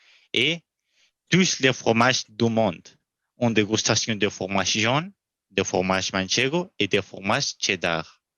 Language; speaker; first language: French; non-native, learner; Spanish